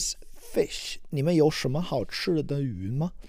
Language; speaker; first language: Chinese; non-native, learner; English